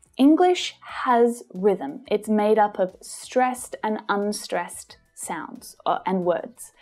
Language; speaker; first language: English; native; English